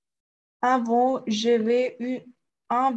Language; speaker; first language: French; non-native, learner; Spanish